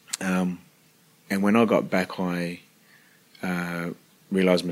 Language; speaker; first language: English; early bilingual, other home language; Italian